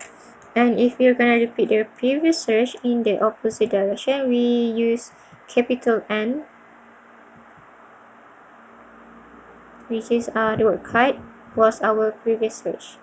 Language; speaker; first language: English; non-native, local second language; Malay